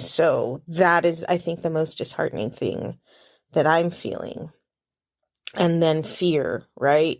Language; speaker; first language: English; native; English